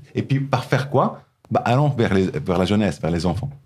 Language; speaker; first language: French; non-native, local second language; Arabic